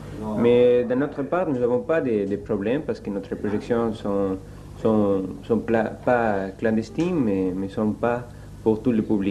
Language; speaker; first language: French; non-native, fluent; Spanish